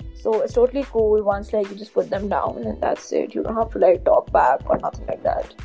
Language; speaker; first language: English; non-native, local second language; Hindi